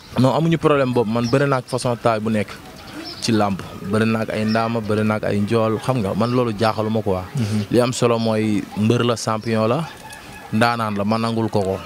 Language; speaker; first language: Wolof; native; Wolof